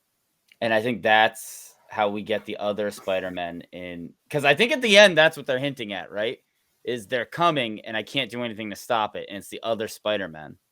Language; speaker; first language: English; native; English